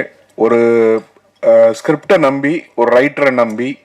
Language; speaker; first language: Tamil; native; Tamil